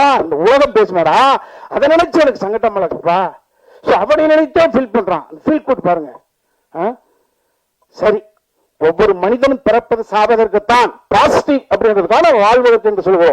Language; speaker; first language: Tamil; native; Tamil